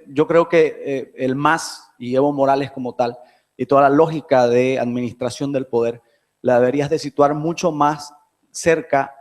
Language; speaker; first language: Spanish; native; Spanish